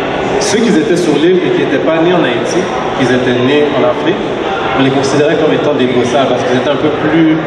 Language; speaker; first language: French; native; French